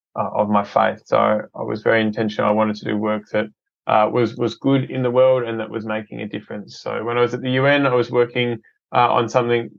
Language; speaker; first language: English; native; English